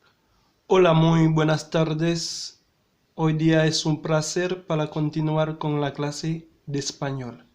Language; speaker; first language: Spanish; non-native, learner; Haitian Creole